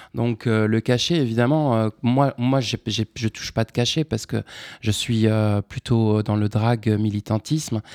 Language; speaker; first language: French; non-native, local second language; Arabic